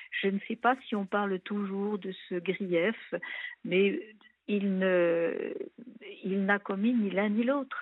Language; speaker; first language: French; native; French